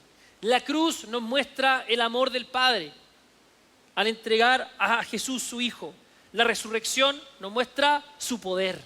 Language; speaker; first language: Spanish; native; Spanish